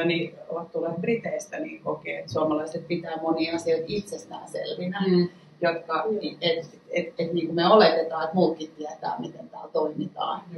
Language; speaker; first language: Finnish; native; Finnish